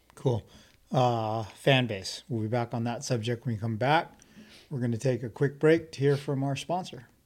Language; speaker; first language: English; native; English